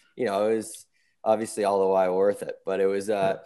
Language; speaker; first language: English; native; English